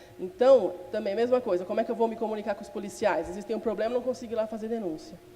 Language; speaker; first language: Portuguese; non-native, local second language; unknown